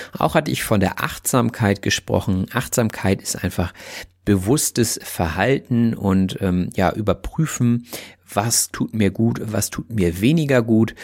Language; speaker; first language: German; native; German